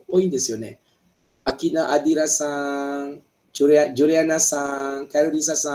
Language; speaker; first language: Japanese; non-native, fluent; Malay